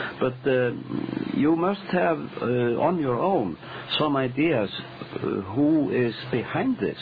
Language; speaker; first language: English; non-native, fluent; Icelandic